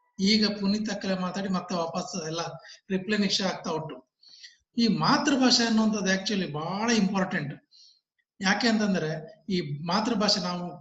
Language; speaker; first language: Kannada; non-native, local second language; Tulu